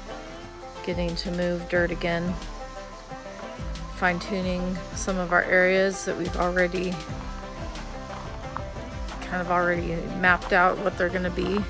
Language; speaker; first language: English; native; English